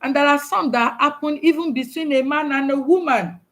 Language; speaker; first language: English; non-native, local second language; Yoruba